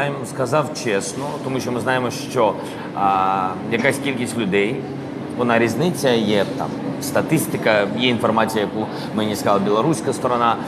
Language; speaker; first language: Ukrainian; non-native, local second language; Russian